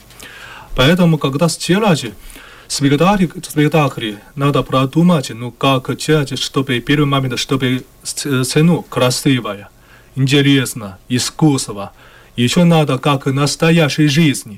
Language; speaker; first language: Russian; non-native, learner; Chinese